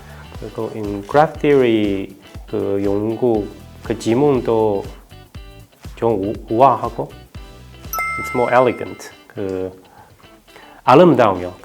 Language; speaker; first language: Korean; non-native, learner; Chinese